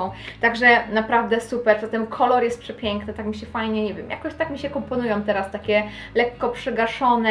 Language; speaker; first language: Polish; native; Polish